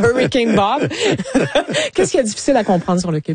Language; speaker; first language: French; native; French